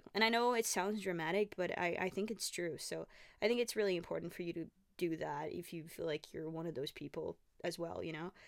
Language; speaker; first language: English; non-native, fluent; Portuguese